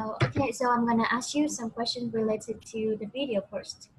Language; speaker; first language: English; non-native, fluent; Vietnamese